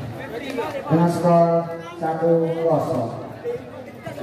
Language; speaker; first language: Malay; native; Malay